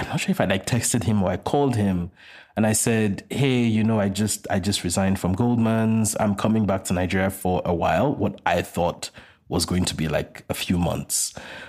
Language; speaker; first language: English; non-native, local second language; Yoruba